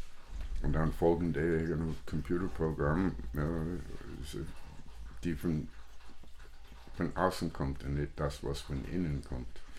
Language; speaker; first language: German; non-native, fluent; English